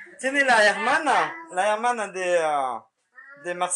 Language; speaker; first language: Spanish; non-native, learner; French